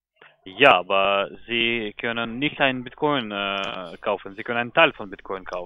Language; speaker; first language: German; non-native, learner; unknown